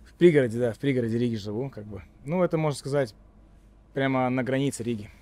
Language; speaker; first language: Russian; non-native, local second language; Latvian